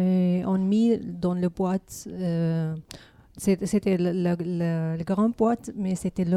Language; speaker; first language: French; non-native, learner; Arabic